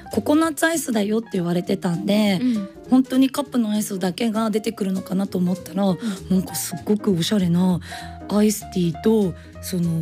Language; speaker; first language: Japanese; native; Japanese